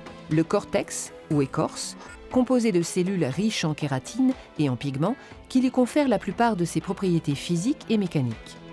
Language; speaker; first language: French; native; French